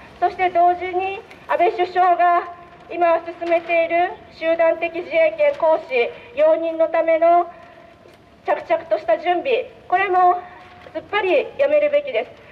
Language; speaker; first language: Japanese; native; Japanese